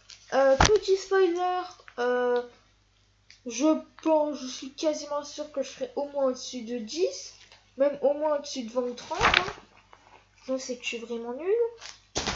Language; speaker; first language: French; native; French